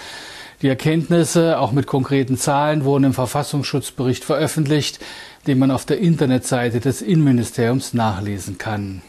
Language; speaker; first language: German; native; German